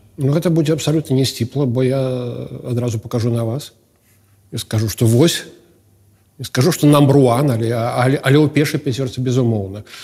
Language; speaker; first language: Belarusian; non-native, local second language; Russian